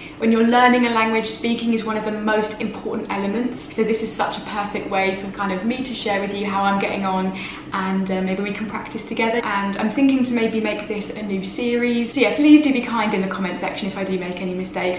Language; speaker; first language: English; native; English